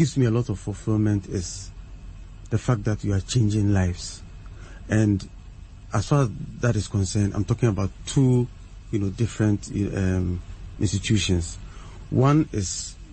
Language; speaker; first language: English; non-native, local second language; Akan